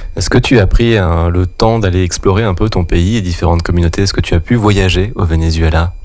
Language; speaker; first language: French; native; French